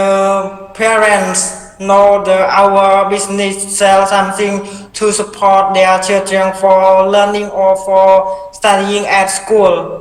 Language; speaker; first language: English; non-native, learner; Khmer